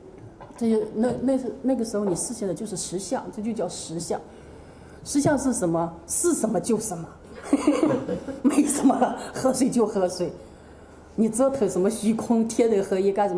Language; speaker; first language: Chinese; native; Chinese